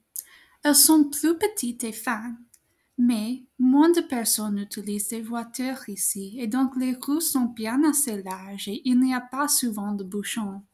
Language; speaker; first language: French; non-native, fluent; English